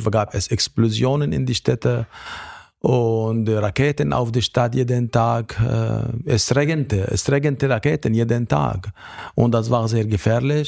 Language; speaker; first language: German; non-native, fluent; Arabic